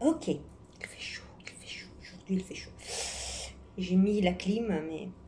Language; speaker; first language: French; non-native, fluent; Italian